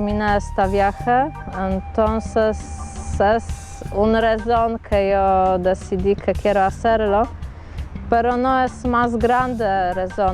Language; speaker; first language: Spanish; non-native, learner; Polish